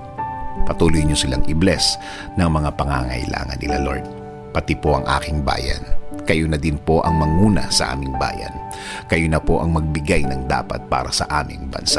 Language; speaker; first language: Filipino; native; Filipino